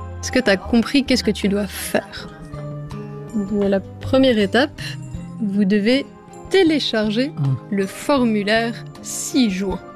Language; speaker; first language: French; native; French